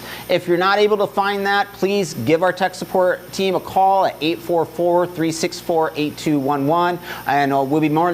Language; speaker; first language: English; native; English